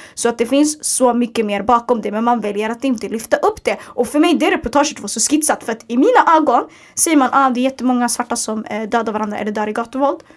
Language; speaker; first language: Swedish; early bilingual, other home language; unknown